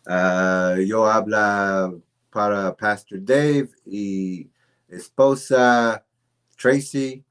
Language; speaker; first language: Spanish; non-native, learner; English